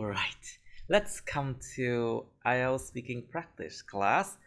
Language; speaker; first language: English; non-native, fluent; Vietnamese